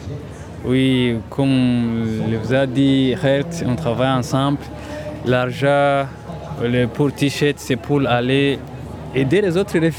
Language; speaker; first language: French; non-native, local second language; Rundi